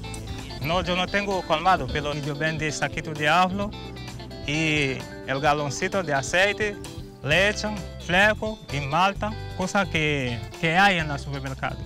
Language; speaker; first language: Spanish; non-native, learner; Haitian Creole